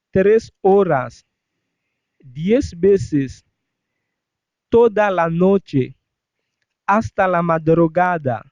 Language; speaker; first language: Spanish; non-native, fluent; Haitian Creole